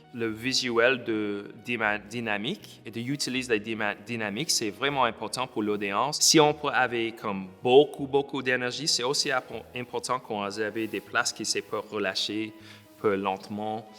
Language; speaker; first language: French; non-native, local second language; English